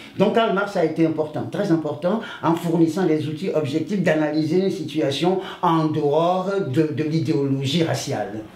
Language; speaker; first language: French; non-native, local second language; Ewe